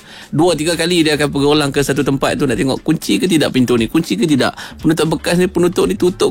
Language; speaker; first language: Malay; native; Malay